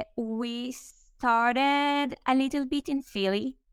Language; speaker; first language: English; non-native, fluent; Hebrew